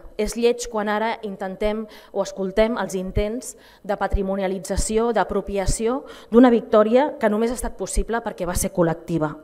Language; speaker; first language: Catalan; native; Catalan